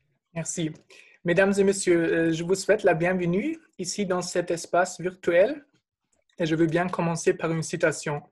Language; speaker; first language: French; non-native, fluent; German